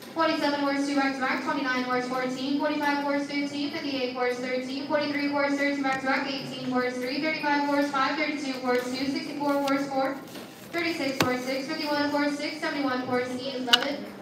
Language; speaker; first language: English; native; English